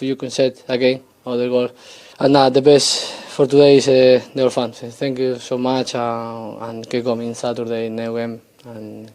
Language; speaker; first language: English; non-native, learner; Spanish